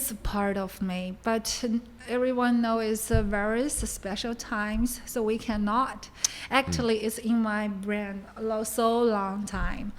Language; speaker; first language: English; non-native, learner; Chinese